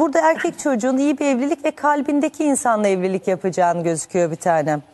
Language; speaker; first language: Turkish; native; Turkish